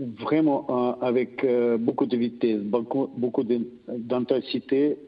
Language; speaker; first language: French; non-native, fluent; Russian